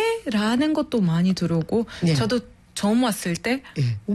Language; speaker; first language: Korean; non-native, fluent; Arabic